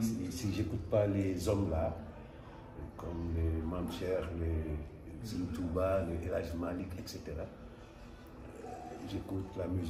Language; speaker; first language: French; non-native, local second language; Wolof